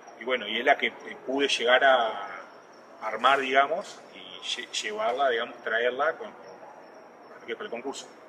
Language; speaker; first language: Spanish; native; Spanish